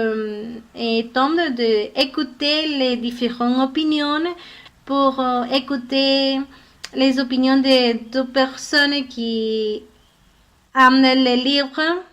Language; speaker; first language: French; non-native, learner; Spanish